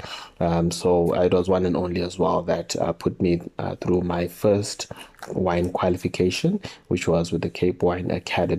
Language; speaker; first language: English; non-native, local second language; North Ndebele